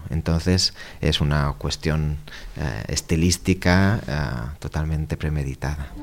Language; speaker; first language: Spanish; non-native, local second language; Catalan